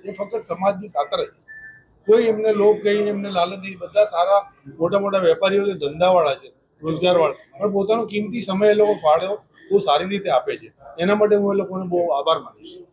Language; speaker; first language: Gujarati; non-native, local second language; Sindhi